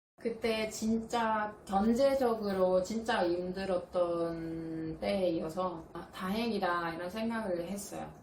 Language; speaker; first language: Korean; non-native, fluent; Italian